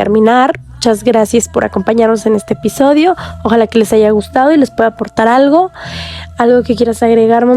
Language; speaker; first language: Spanish; native; Spanish